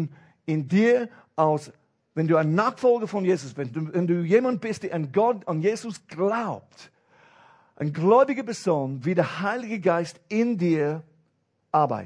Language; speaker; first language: German; non-native, fluent; English